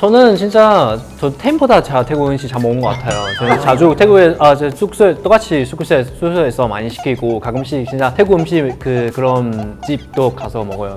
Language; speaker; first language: Korean; non-native, fluent; Chinese